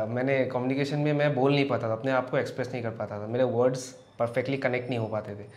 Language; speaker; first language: Hindi; non-native, local second language; Assamese